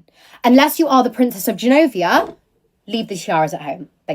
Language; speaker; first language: English; native; English